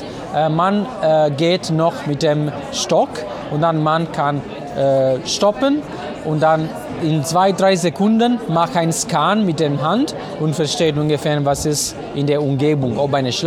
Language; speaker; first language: German; non-native, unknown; Italian